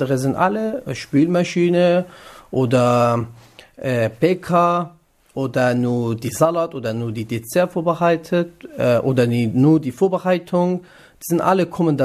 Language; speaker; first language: German; non-native, learner; Kurdish